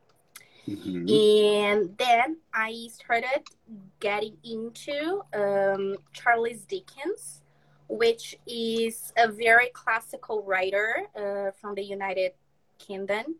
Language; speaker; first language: English; non-native, fluent; Portuguese